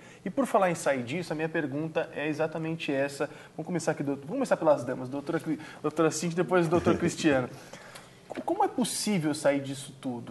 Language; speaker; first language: Portuguese; native; Portuguese